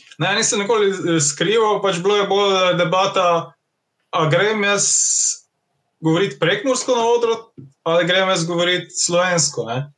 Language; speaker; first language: Slovenian; native; Slovenian